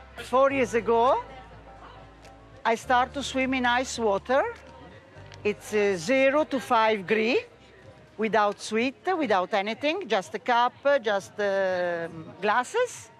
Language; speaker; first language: English; non-native, learner; Italian